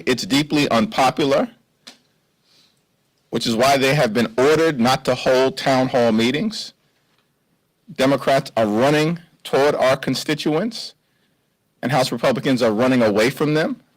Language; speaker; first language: English; native; English